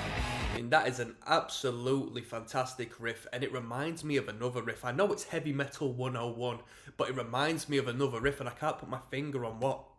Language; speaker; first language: English; native; English